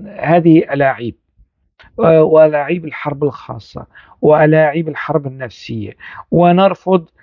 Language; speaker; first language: Arabic; non-native, local second language; Kurdish